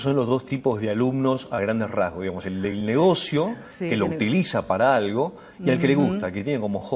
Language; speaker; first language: Spanish; native; Spanish